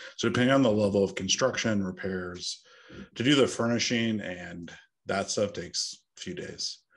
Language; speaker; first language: English; native; English